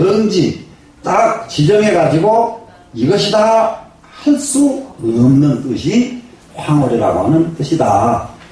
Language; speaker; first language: Korean; native; Korean